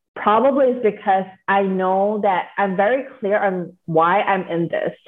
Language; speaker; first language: English; native; English